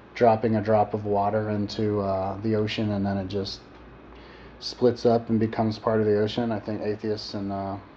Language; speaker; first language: English; native; English